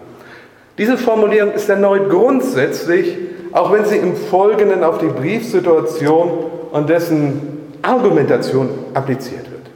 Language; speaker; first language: German; native; German